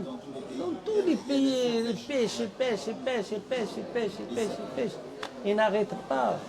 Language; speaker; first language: French; non-native, learner; Arabic